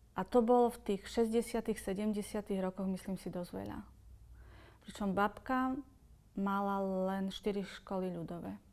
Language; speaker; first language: Slovak; native; Slovak